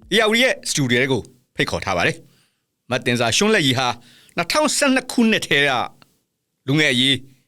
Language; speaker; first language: Burmese; native; Burmese